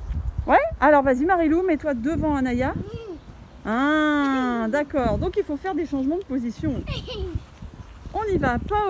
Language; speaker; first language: French; native; French